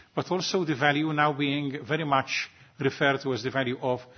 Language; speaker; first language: English; non-native, local second language; Maltese